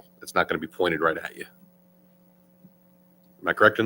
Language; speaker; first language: English; native; English